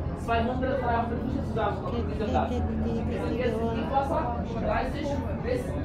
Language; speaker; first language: German; non-native, learner; Arabic